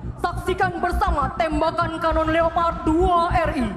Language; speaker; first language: Indonesian; native; Indonesian